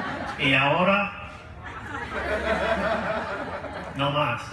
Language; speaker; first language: Spanish; non-native, learner; English